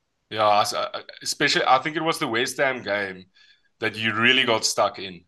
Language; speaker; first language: English; non-native, local second language; Afrikaans